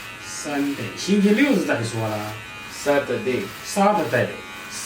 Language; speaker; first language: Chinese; native; Chinese